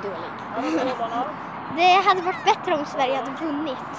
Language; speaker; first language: Swedish; native; Swedish